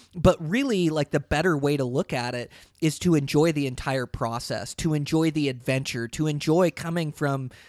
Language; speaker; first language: English; native; English